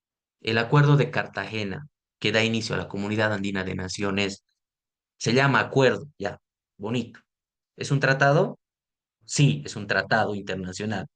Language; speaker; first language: Spanish; native; Spanish